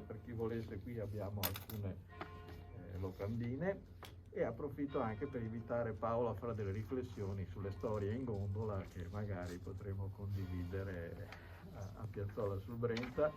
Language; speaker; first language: Italian; native; Italian